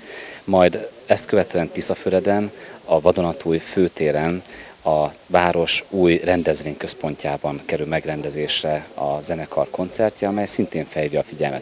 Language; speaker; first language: Hungarian; native; Hungarian